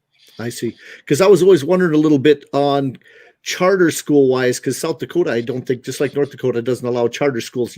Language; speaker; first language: English; native; English